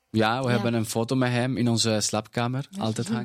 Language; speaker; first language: Dutch; non-native, fluent; Spanish